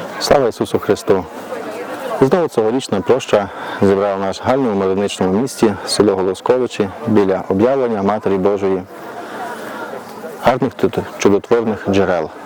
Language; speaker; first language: Ukrainian; native; Ukrainian